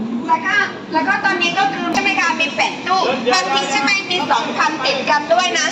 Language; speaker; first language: Thai; non-native, fluent; Chinese